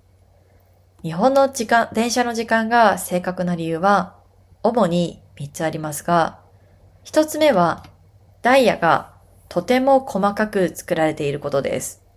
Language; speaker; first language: Japanese; native; Japanese